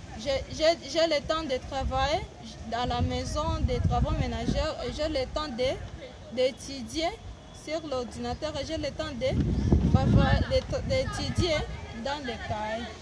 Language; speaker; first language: French; non-native, learner; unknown